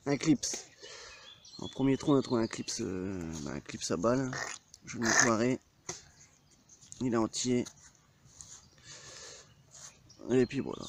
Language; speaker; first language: French; native; French